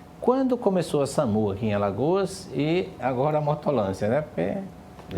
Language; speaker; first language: Portuguese; native; Portuguese